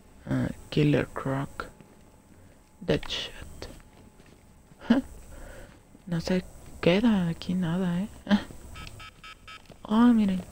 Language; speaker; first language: Spanish; native; Spanish